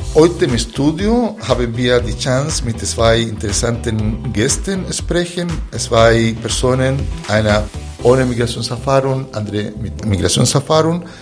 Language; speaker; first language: German; non-native, fluent; Spanish